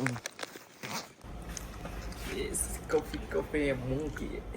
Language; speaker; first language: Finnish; non-native, learner; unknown